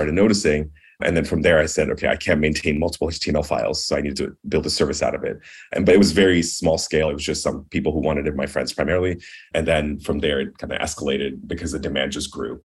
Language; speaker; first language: English; early bilingual, other home language; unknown